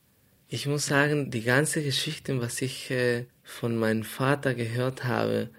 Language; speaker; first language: German; non-native, fluent; Spanish